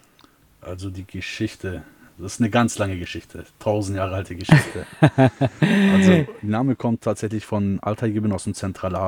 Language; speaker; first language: German; early bilingual, other home language; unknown